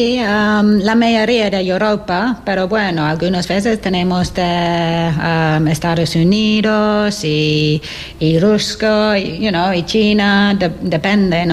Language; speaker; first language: Spanish; non-native, learner; English